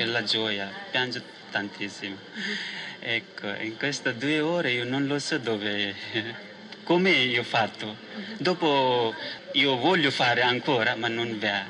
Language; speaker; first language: Italian; non-native, learner; Nepali